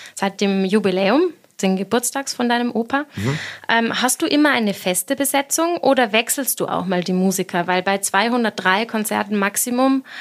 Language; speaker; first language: German; native; German